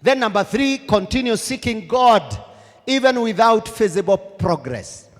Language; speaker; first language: English; non-native, local second language; Swahili